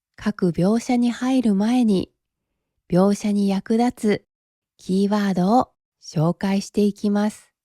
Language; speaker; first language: Japanese; native; Japanese